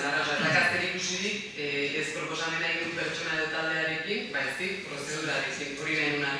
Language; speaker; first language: Basque; native; Basque